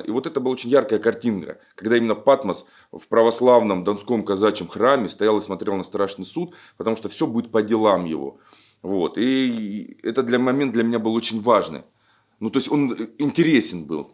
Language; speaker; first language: Russian; native; Russian